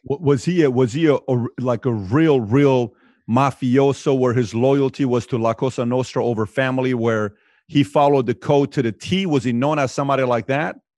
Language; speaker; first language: English; native; English